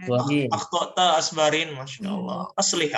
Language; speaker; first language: Arabic; non-native, learner; Indonesian